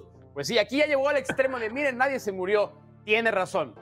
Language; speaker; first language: Spanish; native; Spanish